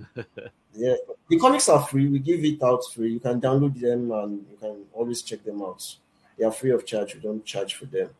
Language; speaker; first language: English; non-native, local second language; Yoruba